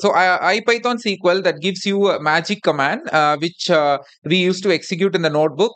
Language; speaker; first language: English; non-native, local second language; Tamil